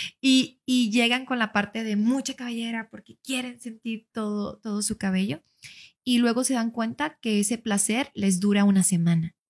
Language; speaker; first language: Spanish; native; Spanish